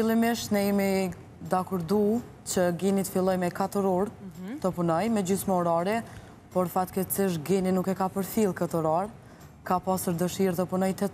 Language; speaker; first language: Albanian; native; Albanian